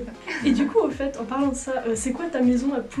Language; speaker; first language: French; native; French